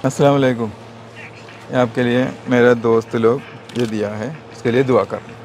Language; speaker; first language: Hindi; non-native, local second language; Malayalam